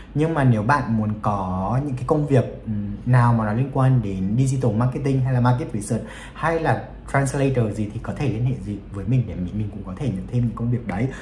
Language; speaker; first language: Vietnamese; native; Vietnamese